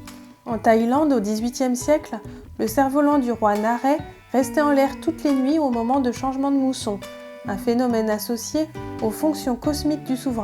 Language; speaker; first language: French; native; French